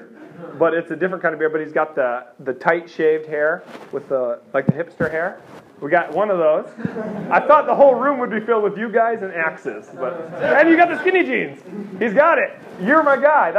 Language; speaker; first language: English; native; English